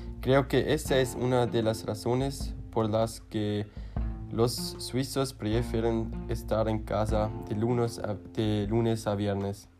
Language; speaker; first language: Spanish; non-native, learner; German